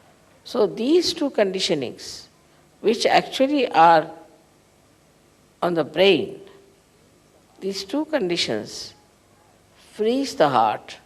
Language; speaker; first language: English; non-native, local second language; Hindi